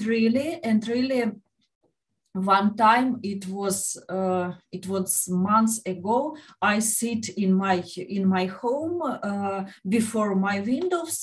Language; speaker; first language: English; non-native, learner; Ukrainian